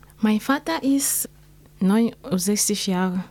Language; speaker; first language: German; non-native, learner; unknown